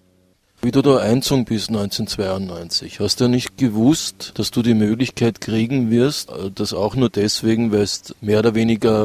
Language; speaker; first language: German; native; German